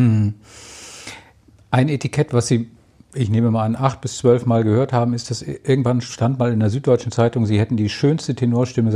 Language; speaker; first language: German; native; German